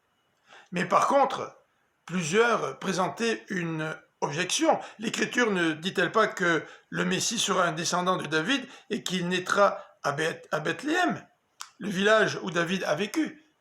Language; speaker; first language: French; native; French